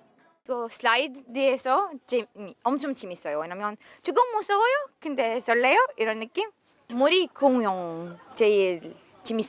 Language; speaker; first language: Korean; non-native, learner; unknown